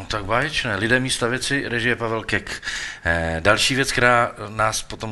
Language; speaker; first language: Czech; native; Czech